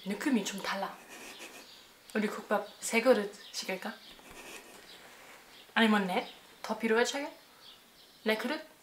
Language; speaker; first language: Korean; non-native, fluent; German